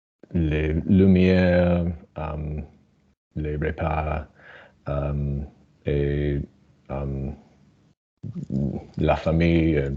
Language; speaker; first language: French; non-native, learner; English